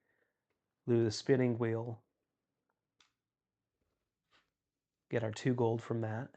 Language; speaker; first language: English; native; English